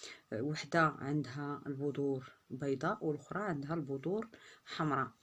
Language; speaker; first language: Arabic; native; Arabic